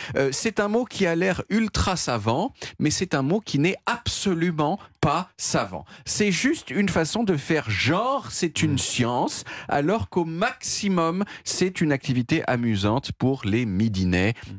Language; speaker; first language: French; native; French